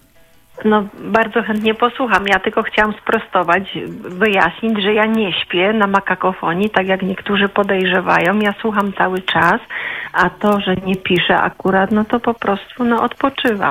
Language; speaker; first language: Polish; native; Polish